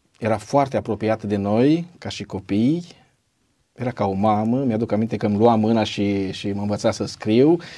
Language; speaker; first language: Romanian; native; Romanian